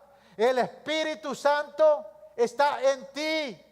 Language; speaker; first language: Spanish; native; Spanish